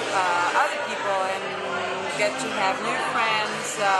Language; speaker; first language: English; non-native, fluent; Arabic